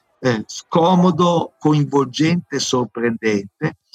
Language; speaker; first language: Italian; native; Italian